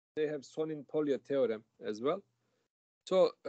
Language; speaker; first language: English; non-native, fluent; Turkish